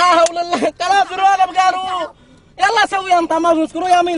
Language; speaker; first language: Arabic; non-native, learner; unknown